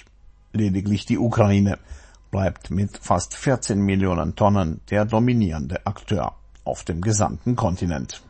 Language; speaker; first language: German; native; German